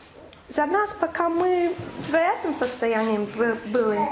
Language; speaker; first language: Russian; non-native, fluent; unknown